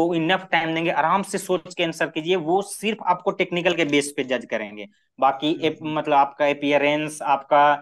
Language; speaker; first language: Hindi; native; Hindi